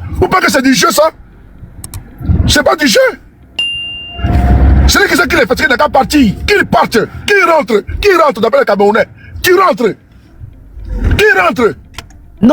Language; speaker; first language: French; native; French